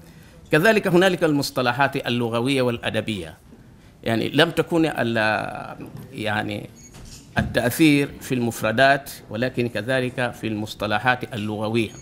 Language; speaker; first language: Arabic; non-native, fluent; Swahili